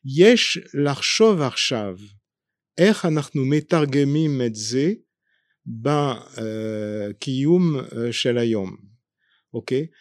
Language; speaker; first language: Hebrew; non-native, fluent; French